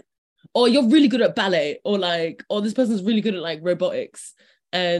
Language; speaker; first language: English; native; English